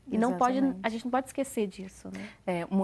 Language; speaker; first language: Portuguese; native; Portuguese